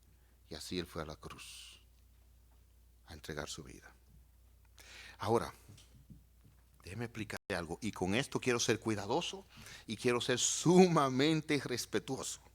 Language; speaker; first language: Spanish; native; Spanish